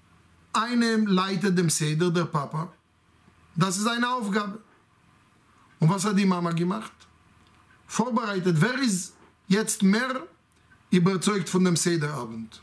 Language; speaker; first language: German; non-native, fluent; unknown